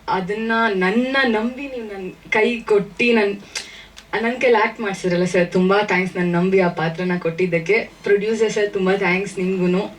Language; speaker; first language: Kannada; native; Kannada